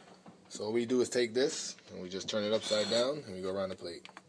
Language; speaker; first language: English; native; English